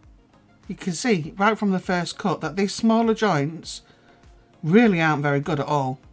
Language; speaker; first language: English; native; English